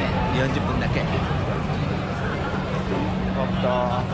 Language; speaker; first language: Japanese; non-native, fluent; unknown